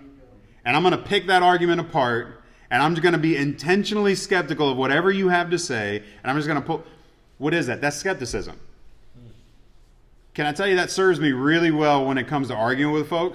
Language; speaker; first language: English; native; English